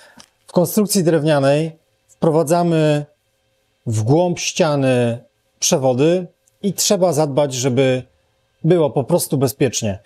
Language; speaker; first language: Polish; native; Polish